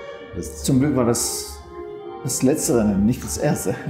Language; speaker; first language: German; non-native, fluent; French